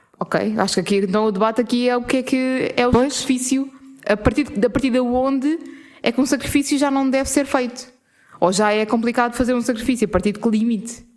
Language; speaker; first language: Portuguese; native; Portuguese